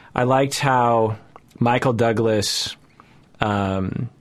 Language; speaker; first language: English; native; English